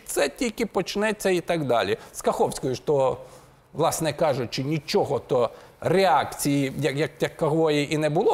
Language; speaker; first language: Ukrainian; native; Ukrainian